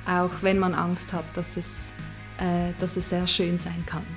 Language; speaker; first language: German; non-native, local second language; English